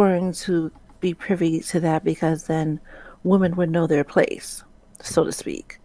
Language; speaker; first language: English; native; English